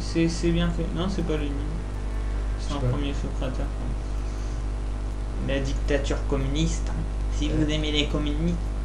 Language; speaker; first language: French; native; French